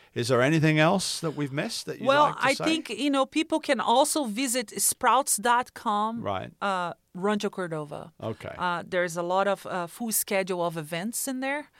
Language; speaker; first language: English; non-native, fluent; Portuguese